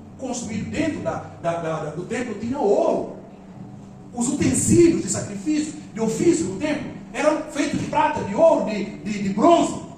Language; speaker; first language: Portuguese; non-native, local second language; Upper Guinea Crioulo